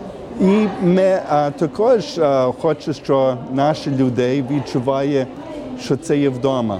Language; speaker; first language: Ukrainian; early bilingual, heritage; Ukrainian